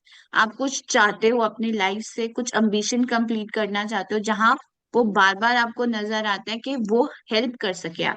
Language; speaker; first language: Hindi; native; Hindi